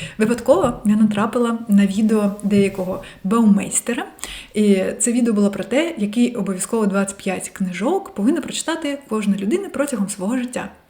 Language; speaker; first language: Ukrainian; non-native, local second language; Russian